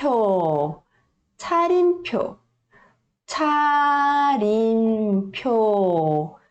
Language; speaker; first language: Korean; early bilingual, heritage; Korean